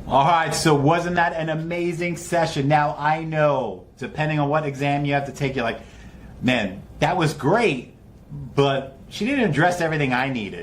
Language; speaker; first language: English; native; English